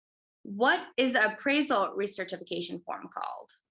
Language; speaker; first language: English; native; English